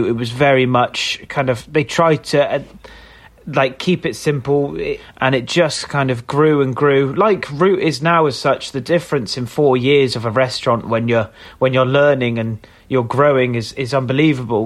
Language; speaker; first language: English; native; English